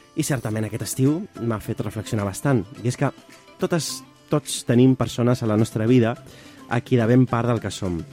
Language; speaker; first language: Catalan; early bilingual, other home language; Arabic